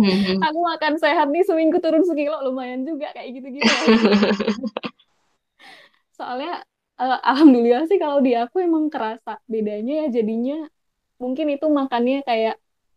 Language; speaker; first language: Indonesian; native; Indonesian